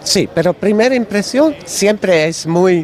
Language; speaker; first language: Spanish; non-native, learner; Dutch